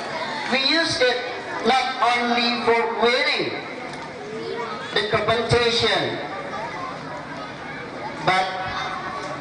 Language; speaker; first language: English; non-native, learner; Indonesian